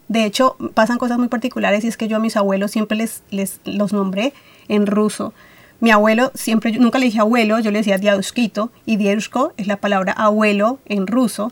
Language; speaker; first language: Spanish; early bilingual, other home language; Russian